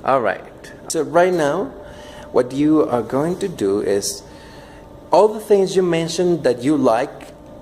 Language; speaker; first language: English; non-native, fluent; Spanish